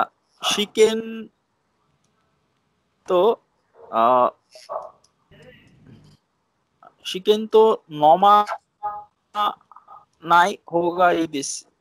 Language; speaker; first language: Japanese; non-native, learner; Bangla